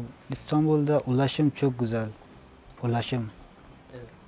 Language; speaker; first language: Turkish; non-native, learner; Uzbek